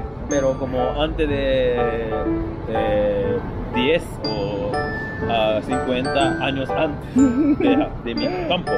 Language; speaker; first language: Spanish; non-native, learner; Japanese